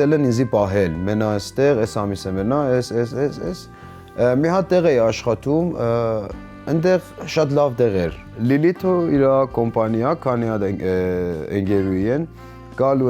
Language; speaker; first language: Armenian; non-native, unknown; Persian